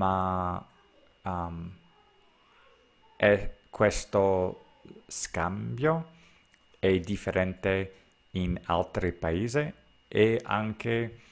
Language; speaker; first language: Italian; non-native, learner; English